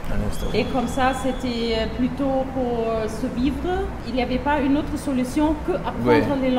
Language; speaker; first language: French; non-native, fluent; German